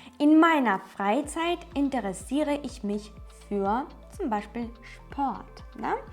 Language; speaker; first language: German; non-native, fluent; Ukrainian